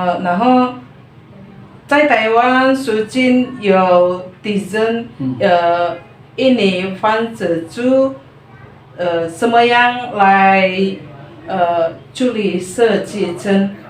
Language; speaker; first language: Chinese; non-native, learner; Indonesian